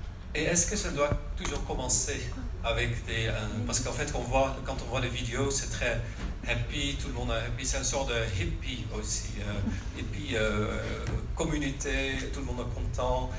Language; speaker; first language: French; non-native, fluent; Dutch